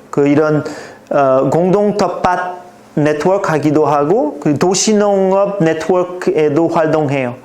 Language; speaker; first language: Korean; non-native, fluent; French